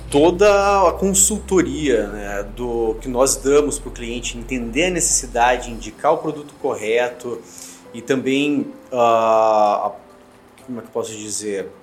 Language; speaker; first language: Portuguese; native; Portuguese